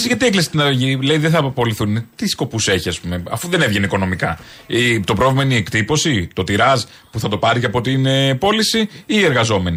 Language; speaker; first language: Greek; native; Greek